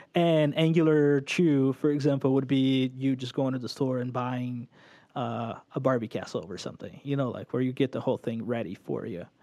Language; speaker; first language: English; early bilingual, other home language; Portuguese